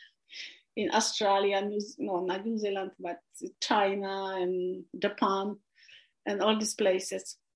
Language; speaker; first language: English; non-native, fluent; Polish